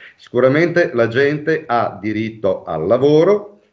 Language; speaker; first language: Italian; native; Italian